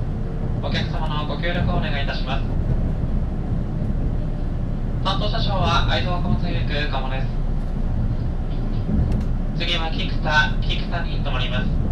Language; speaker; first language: Japanese; native; Japanese